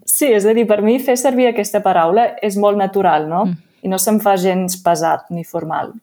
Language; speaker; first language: Catalan; non-native, fluent; German